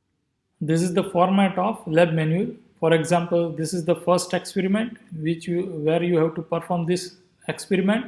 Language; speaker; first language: English; non-native, local second language; Gujarati